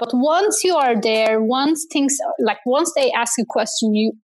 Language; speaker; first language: English; non-native, fluent; Turkish